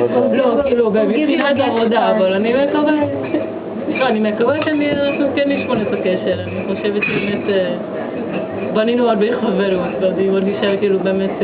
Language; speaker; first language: Hebrew; non-native, fluent; Hungarian